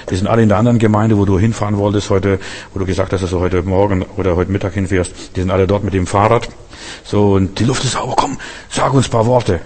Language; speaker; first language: German; early bilingual, heritage; German